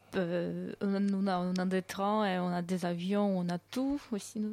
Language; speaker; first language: French; non-native, fluent; Russian